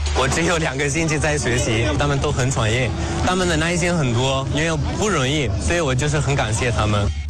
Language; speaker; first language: Chinese; non-native, learner; Spanish